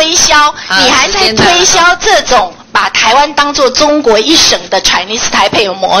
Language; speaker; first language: Chinese; native; Chinese